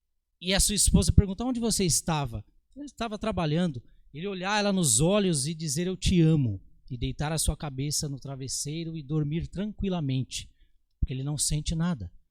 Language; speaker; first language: Portuguese; native; Portuguese